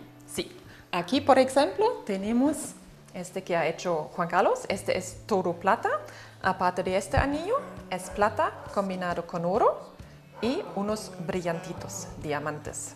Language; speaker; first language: Spanish; non-native, fluent; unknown